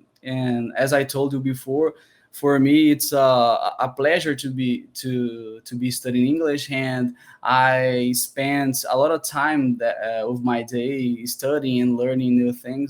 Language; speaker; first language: English; non-native, learner; Portuguese